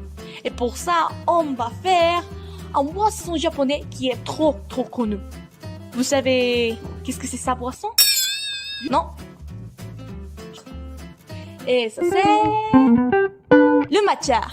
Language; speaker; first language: French; non-native, learner; Spanish